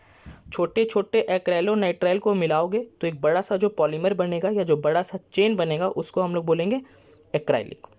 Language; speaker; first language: Hindi; native; Hindi